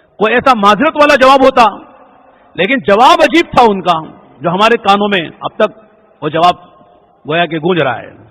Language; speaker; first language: Urdu; native; Urdu